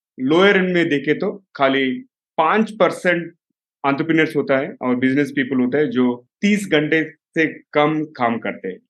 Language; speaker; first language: Hindi; non-native, local second language; Telugu